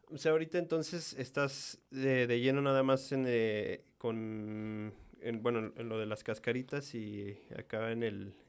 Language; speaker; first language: Spanish; native; Spanish